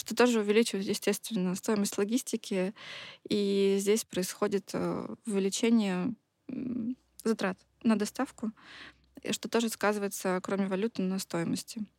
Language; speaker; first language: Russian; native; Russian